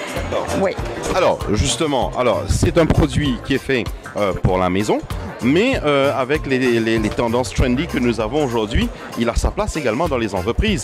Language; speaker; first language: French; non-native, local second language; Morisyen